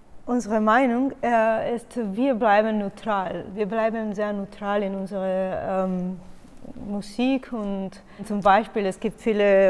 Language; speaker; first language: German; non-native, learner; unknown